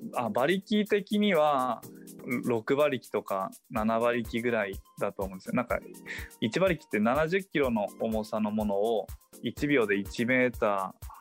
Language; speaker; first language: Japanese; native; Japanese